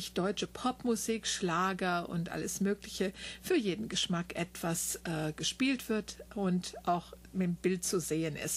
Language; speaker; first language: German; native; German